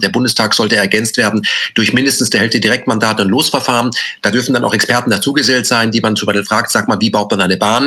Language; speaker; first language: German; native; German